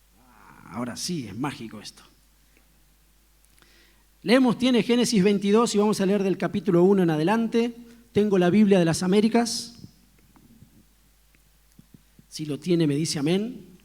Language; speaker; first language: Spanish; native; Spanish